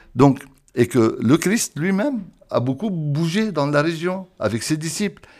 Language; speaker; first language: French; non-native, local second language; Arabic